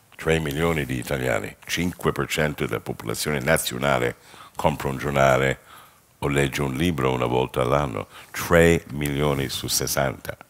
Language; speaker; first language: Italian; non-native, fluent; English